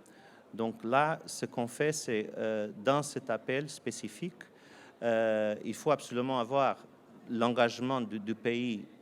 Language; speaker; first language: French; non-native, fluent; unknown